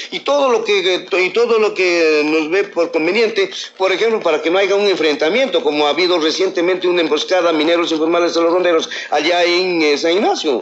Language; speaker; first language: Spanish; native; Spanish